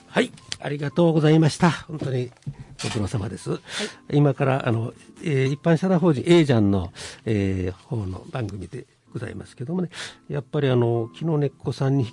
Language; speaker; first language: Japanese; native; Japanese